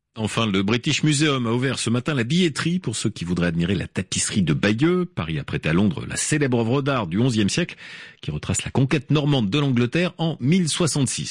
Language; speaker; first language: French; native; French